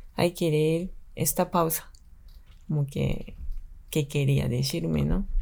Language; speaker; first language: Spanish; non-native, fluent; Japanese